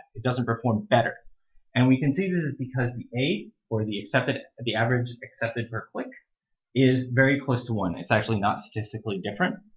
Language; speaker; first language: English; native; English